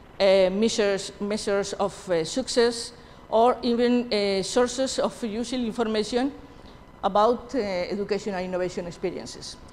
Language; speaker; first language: English; non-native, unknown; Spanish